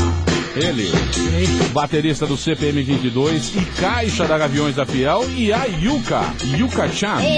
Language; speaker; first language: Portuguese; native; Portuguese